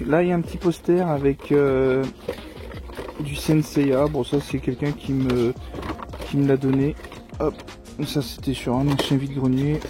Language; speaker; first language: French; native; French